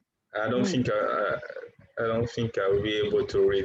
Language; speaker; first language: English; non-native, learner; French